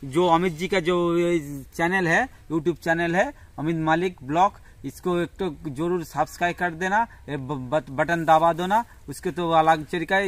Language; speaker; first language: Hindi; non-native, local second language; Bangla